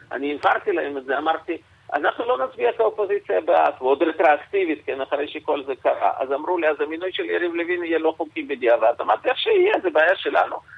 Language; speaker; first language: Hebrew; non-native, fluent; Russian